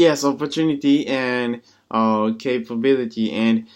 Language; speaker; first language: English; non-native, learner; Japanese